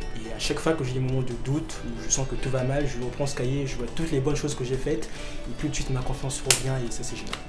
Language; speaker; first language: French; early bilingual, other home language; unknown